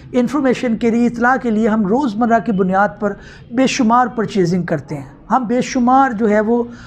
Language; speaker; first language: Urdu; non-native, local second language; Punjabi